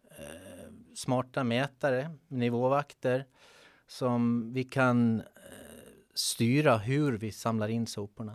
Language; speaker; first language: Swedish; native; Swedish